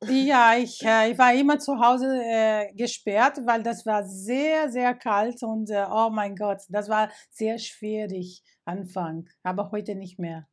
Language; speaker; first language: German; non-native, fluent; Portuguese